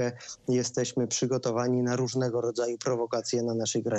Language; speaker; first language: Polish; native; Polish